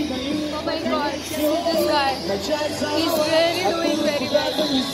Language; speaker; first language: English; non-native, local second language; Hindi